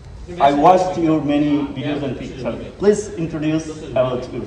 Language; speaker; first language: English; non-native, local second language; Bangla